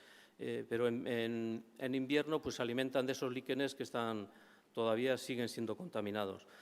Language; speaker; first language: Spanish; native; Spanish